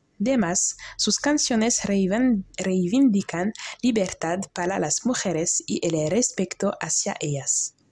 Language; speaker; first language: Spanish; non-native, learner; French